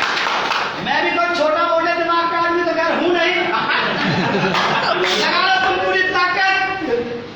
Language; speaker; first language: Hindi; native; Hindi